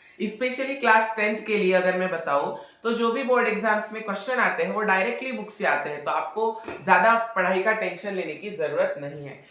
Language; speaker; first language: Hindi; non-native, local second language; Marathi